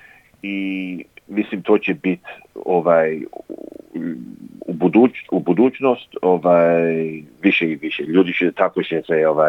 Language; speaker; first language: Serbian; early bilingual, heritage; English